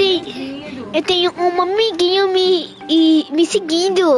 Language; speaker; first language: Portuguese; early bilingual, heritage; Portuguese